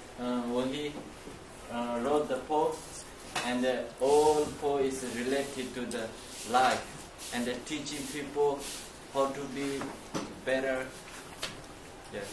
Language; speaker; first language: English; non-native, learner; Chinese